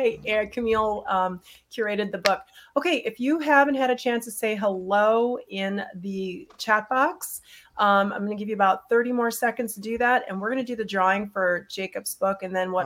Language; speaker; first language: English; native; English